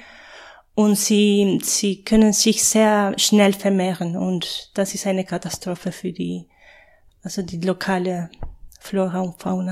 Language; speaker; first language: German; non-native, fluent; Spanish